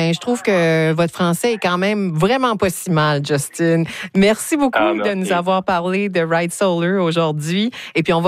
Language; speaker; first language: French; native; French